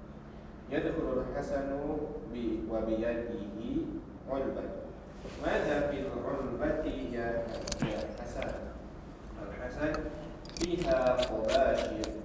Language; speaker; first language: Arabic; non-native, learner; Sundanese